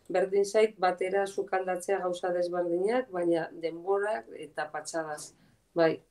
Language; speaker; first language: Basque; non-native, local second language; Spanish